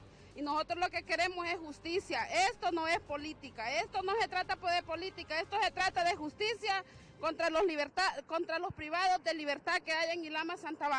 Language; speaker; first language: Spanish; native; Spanish